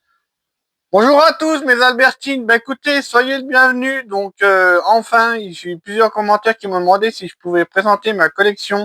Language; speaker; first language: French; native; French